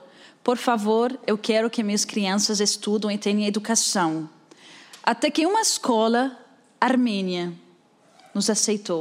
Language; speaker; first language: Portuguese; non-native, fluent; Arabic